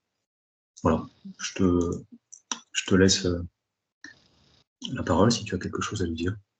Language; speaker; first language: French; native; French